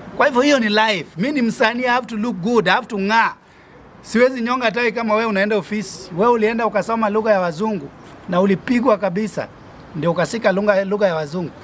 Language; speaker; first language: Swahili; non-native, local second language; Luo (Kenya and Tanzania)